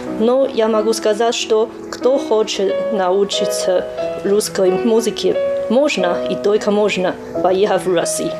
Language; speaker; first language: Russian; non-native, learner; Chinese